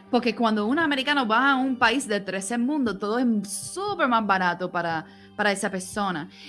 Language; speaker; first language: Spanish; early bilingual, other home language; English